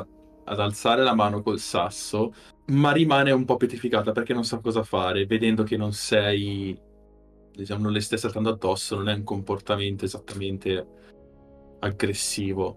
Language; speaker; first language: Italian; native; Italian